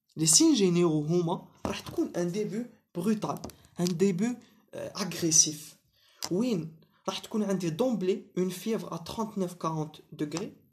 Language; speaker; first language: French; non-native, local second language; Arabic